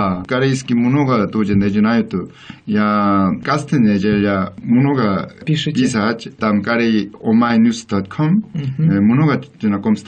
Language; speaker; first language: Russian; non-native, learner; Korean